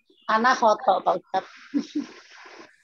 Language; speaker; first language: Arabic; non-native, learner; Indonesian